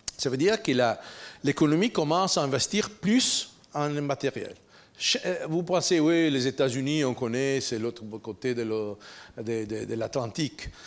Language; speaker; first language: French; non-native, fluent; Italian